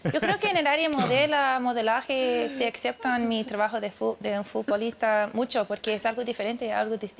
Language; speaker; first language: Spanish; early bilingual, heritage; English